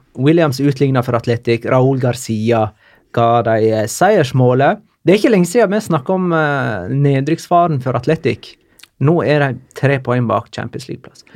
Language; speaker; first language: Norwegian; native; Norwegian